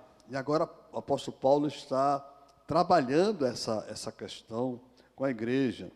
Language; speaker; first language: Portuguese; native; Portuguese